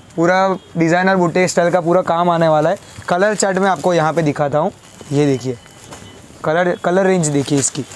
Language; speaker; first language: Hindi; non-native, local second language; Gujarati